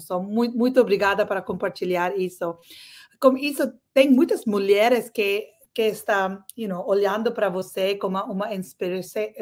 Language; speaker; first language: Portuguese; non-native, learner; English